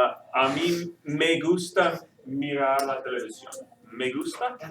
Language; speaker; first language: Spanish; non-native, fluent; English